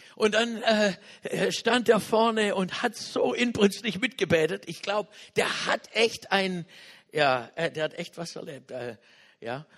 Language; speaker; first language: German; non-native, fluent; English